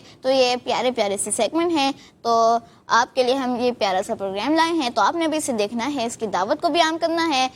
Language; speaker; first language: Urdu; native; Urdu